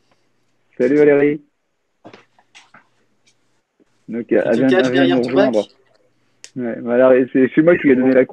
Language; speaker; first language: French; native; French